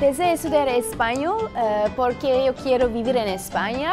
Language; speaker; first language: Spanish; non-native, learner; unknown